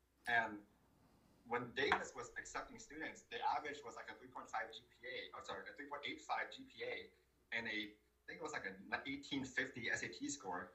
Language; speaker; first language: English; early bilingual, other home language; Vietnamese